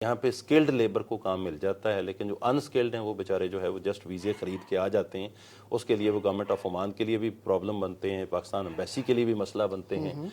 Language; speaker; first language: Urdu; non-native, local second language; Punjabi